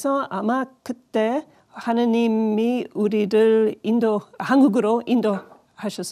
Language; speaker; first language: Korean; non-native, learner; English